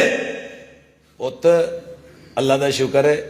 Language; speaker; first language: Urdu; non-native, local second language; Punjabi